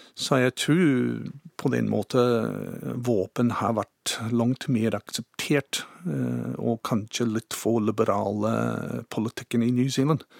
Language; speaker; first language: Norwegian; non-native, fluent; English